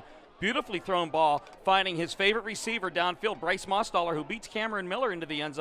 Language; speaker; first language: English; native; English